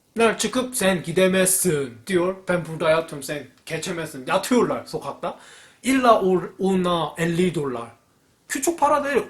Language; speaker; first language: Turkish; non-native, fluent; Korean